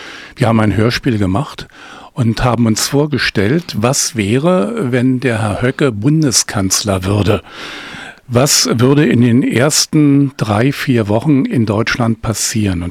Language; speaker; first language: German; native; German